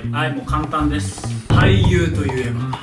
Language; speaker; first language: Japanese; native; Japanese